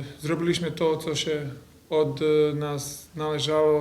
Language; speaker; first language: Polish; non-native, fluent; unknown